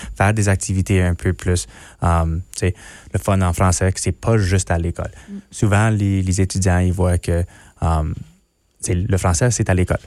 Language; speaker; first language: French; non-native, local second language; English